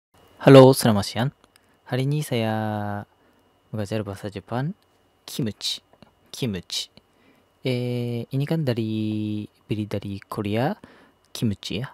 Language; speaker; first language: Indonesian; non-native, learner; Japanese